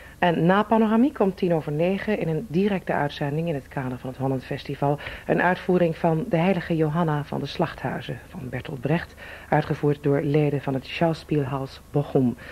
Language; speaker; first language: Dutch; native; Dutch